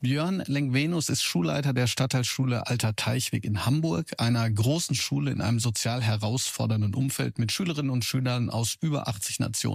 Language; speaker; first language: German; native; German